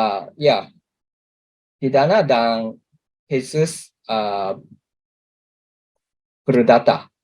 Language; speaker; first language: Indonesian; non-native, learner; Japanese